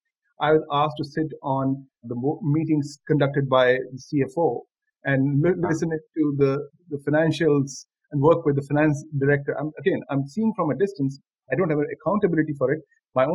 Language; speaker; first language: English; non-native, local second language; Hindi